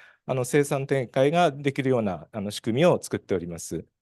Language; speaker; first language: Japanese; native; Japanese